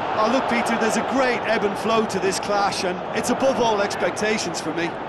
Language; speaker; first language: English; native; English